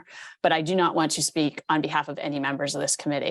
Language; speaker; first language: English; native; English